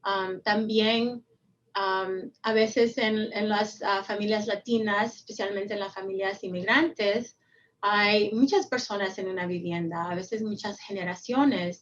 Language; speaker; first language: Spanish; early bilingual, heritage; Spanish